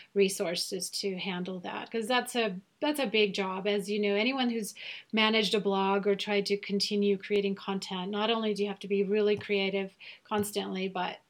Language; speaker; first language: English; non-native, fluent; German